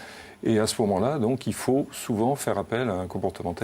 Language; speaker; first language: French; native; French